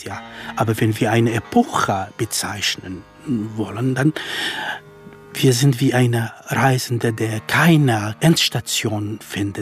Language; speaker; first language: German; non-native, fluent; Kurdish